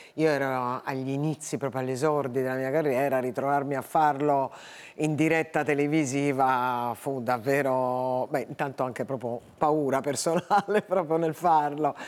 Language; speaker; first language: Italian; native; Italian